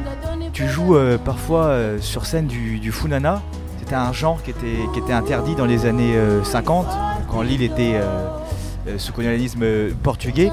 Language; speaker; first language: French; native; French